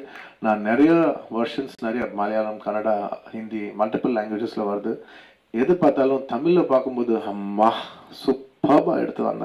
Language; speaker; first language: Tamil; non-native, local second language; Telugu